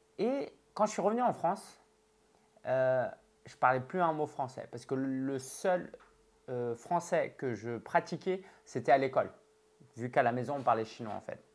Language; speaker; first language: French; early bilingual, other home language; Chinese